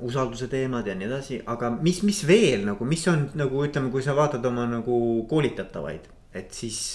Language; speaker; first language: Estonian; native; Estonian